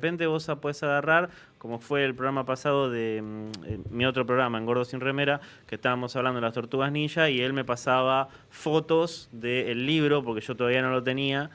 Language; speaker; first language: Spanish; native; Spanish